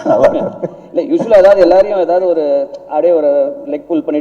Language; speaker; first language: Tamil; native; Tamil